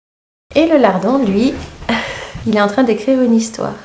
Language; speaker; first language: French; native; French